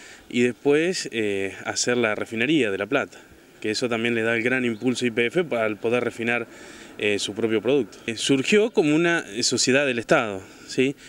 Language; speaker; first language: Spanish; native; Spanish